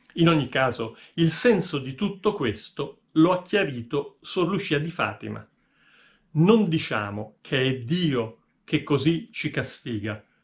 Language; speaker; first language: Italian; native; Italian